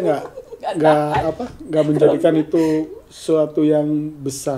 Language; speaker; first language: Indonesian; native; Indonesian